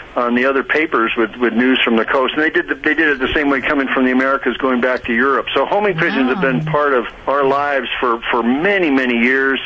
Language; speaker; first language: English; native; English